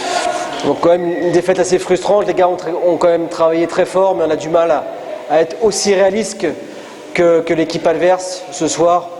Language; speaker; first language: French; native; French